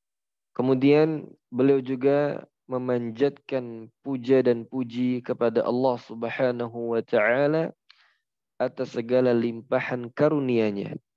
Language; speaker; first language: Indonesian; native; Indonesian